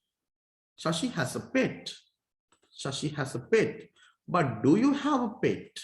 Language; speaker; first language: English; non-native, local second language; Sinhala